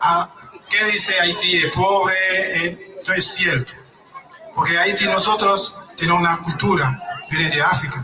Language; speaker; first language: Spanish; non-native, fluent; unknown